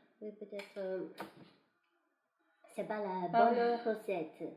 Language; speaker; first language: French; non-native, fluent; Chinese